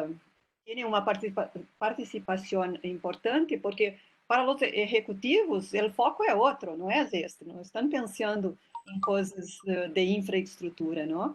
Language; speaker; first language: Spanish; non-native, fluent; Portuguese